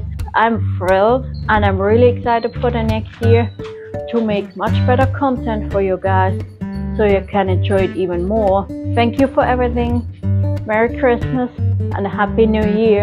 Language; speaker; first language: English; non-native, fluent; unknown